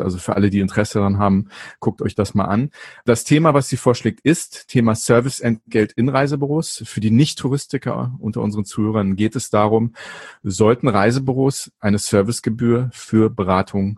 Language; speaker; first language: German; native; German